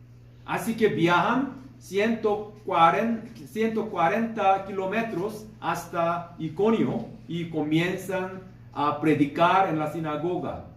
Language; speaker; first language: Spanish; non-native, fluent; Korean